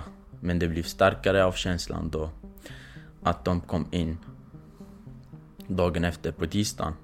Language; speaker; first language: Swedish; non-native, fluent; Kurdish